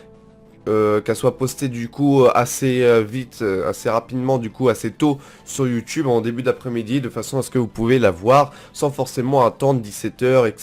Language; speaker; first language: French; native; French